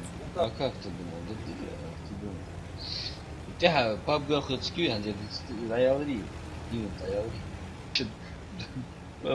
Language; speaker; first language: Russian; non-native, local second language; Ingush